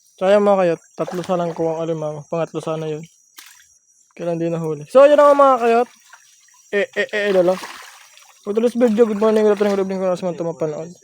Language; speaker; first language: Filipino; non-native, local second language; Masbatenyo